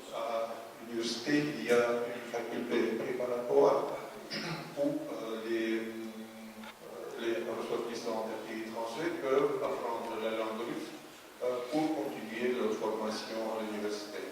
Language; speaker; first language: French; non-native, fluent; Russian